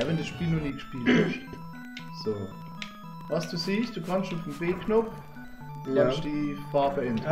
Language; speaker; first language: German; native; German